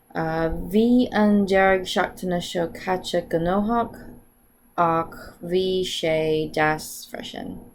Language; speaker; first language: Irish; non-native, local second language; English